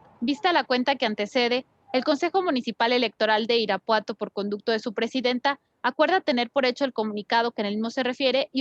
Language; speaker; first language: Spanish; native; Spanish